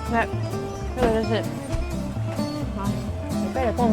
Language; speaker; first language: French; non-native, fluent; Chinese